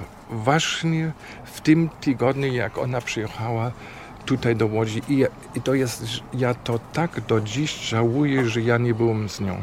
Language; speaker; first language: Polish; non-native, fluent; German